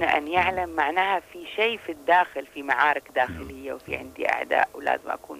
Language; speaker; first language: Arabic; native; Arabic